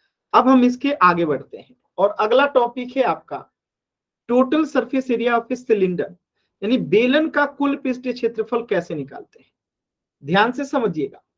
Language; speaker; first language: Hindi; native; Hindi